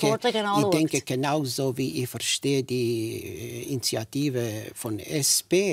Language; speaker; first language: German; non-native, fluent; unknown